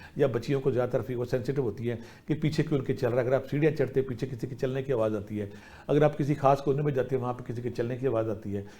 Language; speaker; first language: Urdu; non-native, local second language; Punjabi